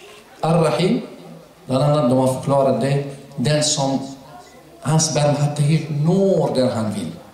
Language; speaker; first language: Swedish; non-native, fluent; Arabic